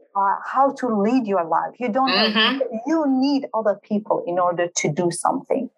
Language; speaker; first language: English; non-native, fluent; Kurdish